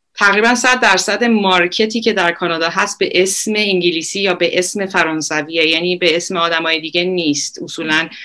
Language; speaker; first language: Persian; native; Persian